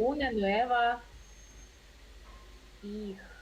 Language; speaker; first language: Spanish; non-native, learner; Russian